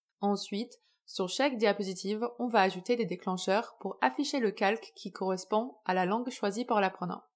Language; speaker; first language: French; native; French